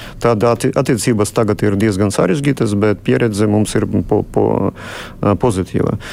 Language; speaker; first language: Latvian; non-native, local second language; Russian